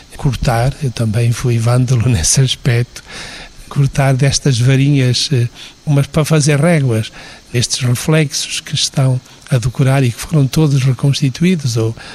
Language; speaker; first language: Portuguese; native; Portuguese